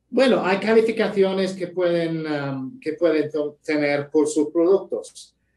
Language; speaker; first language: Spanish; non-native, fluent; English